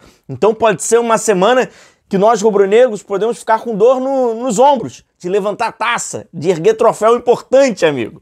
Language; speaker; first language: Portuguese; native; Portuguese